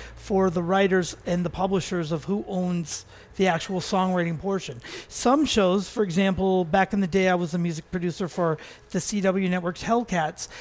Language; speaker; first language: English; native; English